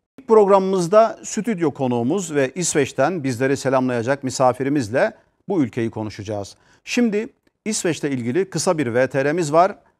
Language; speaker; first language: Turkish; native; Turkish